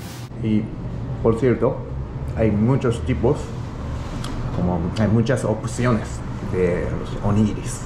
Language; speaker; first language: Spanish; non-native, learner; Japanese